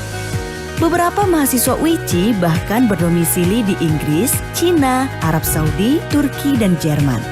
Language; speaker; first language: Indonesian; native; Indonesian